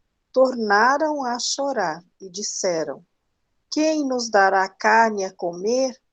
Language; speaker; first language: Portuguese; native; Portuguese